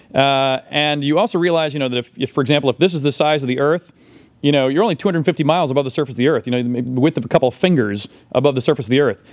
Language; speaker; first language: English; native; English